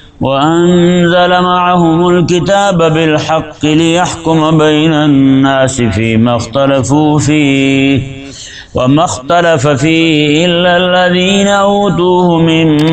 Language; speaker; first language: Urdu; native; Urdu